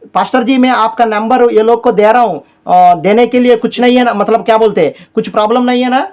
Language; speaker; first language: Hindi; non-native, local second language; Telugu